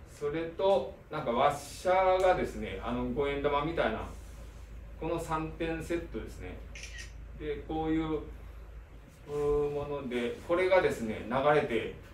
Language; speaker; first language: Japanese; native; Japanese